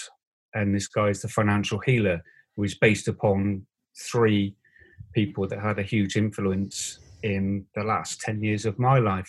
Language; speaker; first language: English; native; English